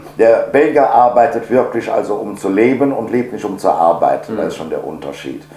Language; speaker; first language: German; native; German